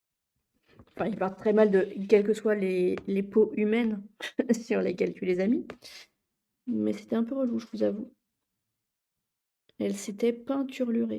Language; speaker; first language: French; native; French